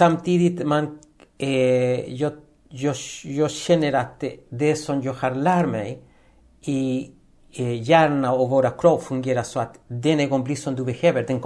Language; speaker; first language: Swedish; non-native, fluent; Spanish